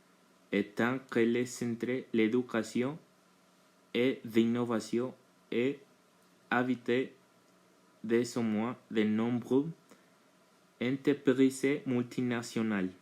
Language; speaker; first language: French; non-native, learner; Spanish